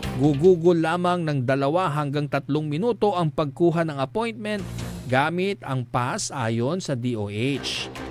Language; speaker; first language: Filipino; non-native, local second language; Iloko